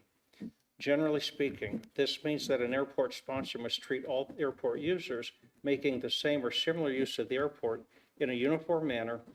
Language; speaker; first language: English; native; English